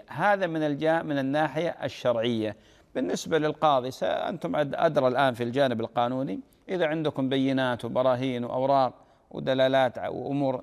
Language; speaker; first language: Arabic; native; Arabic